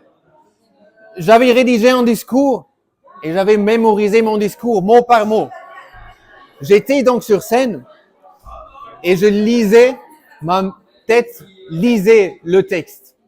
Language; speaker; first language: French; non-native, fluent; German